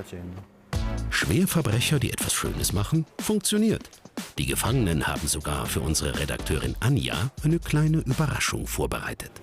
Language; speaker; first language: German; native; German